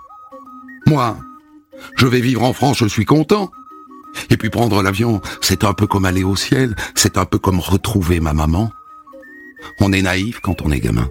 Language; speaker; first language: French; native; French